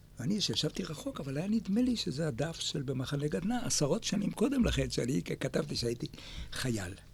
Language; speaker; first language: Hebrew; native; Hebrew